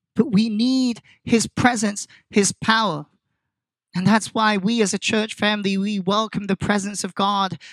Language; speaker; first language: English; non-native, fluent; Korean